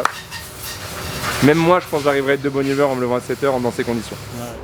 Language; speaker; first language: French; native; French